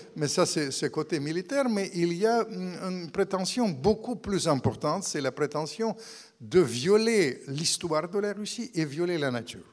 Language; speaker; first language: French; non-native, fluent; Russian